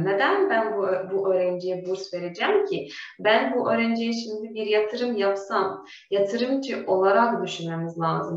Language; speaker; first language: Turkish; non-native, fluent; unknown